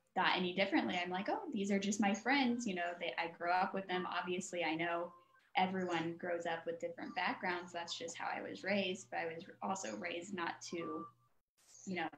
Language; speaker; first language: English; native; English